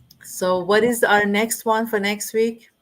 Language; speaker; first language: English; non-native, fluent; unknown